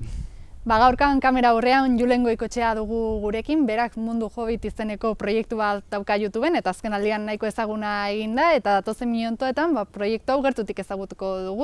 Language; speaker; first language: Basque; native; Basque